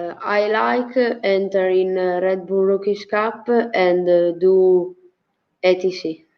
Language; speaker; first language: English; non-native, learner; Italian